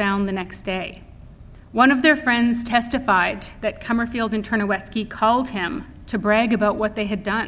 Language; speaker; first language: English; native; English